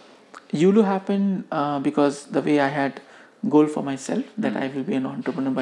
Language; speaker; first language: English; non-native, local second language; Hindi